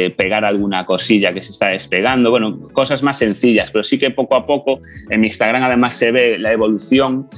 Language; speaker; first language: Spanish; native; Spanish